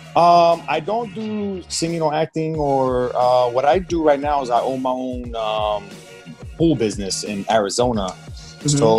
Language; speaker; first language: English; native; English